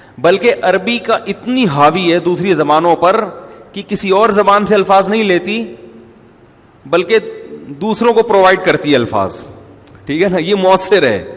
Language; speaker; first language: Urdu; native; Urdu